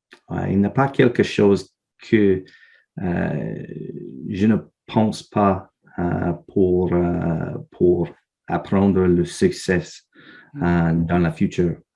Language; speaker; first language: French; non-native, learner; English